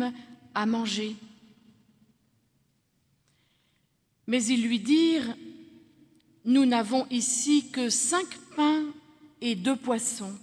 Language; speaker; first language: French; native; French